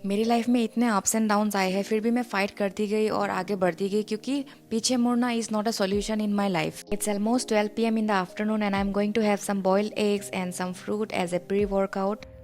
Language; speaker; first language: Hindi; non-native, local second language; Bodo